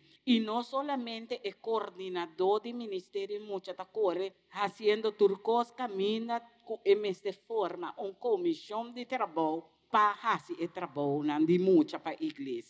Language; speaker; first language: Portuguese; non-native, learner; Papiamento